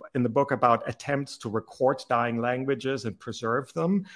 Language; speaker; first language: English; non-native, fluent; German